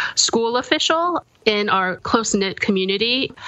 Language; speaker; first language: English; early bilingual, other home language; Korean